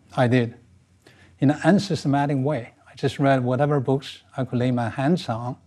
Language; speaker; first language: English; non-native, fluent; Chinese